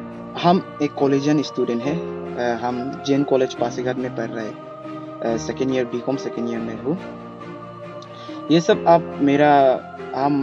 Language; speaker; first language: Hindi; non-native, local second language; Adi